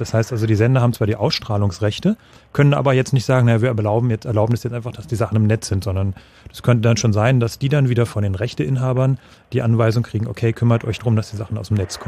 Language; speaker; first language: German; native; German